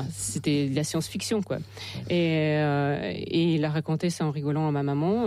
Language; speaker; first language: French; non-native, fluent; Russian